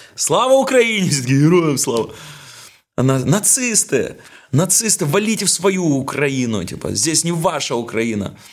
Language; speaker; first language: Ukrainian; non-native, local second language; Russian